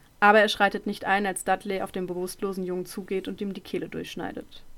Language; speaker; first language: German; native; German